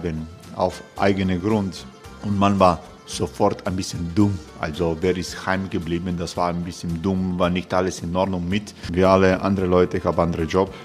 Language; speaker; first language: German; non-native, learner; Croatian